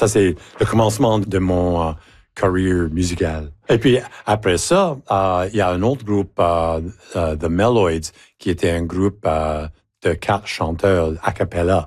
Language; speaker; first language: French; non-native, local second language; English